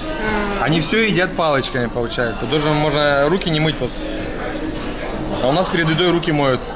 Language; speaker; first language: Russian; native; Russian